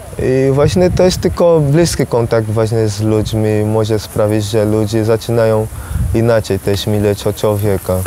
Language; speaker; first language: Polish; non-native, learner; Portuguese